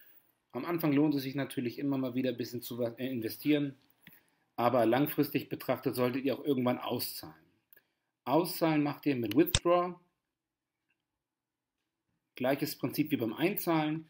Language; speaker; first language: German; native; German